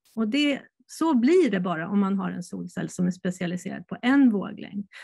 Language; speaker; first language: Swedish; native; Swedish